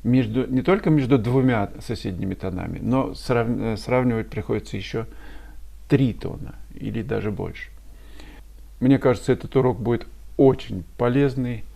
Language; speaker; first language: Russian; native; Russian